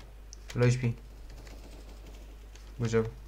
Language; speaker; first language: English; non-native, learner; Romanian